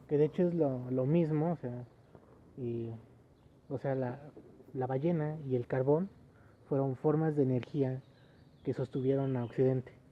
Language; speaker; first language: Spanish; native; Spanish